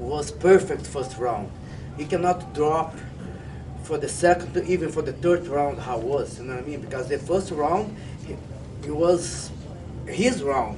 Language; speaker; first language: English; non-native, fluent; Portuguese